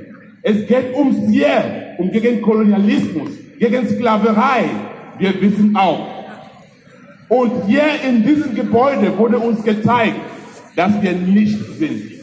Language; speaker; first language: German; non-native, fluent; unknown